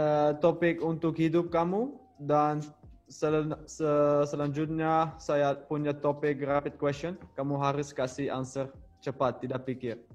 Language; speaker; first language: Indonesian; non-native, learner; Dutch